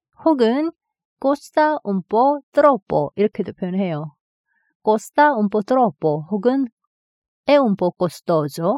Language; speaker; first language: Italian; non-native, fluent; Korean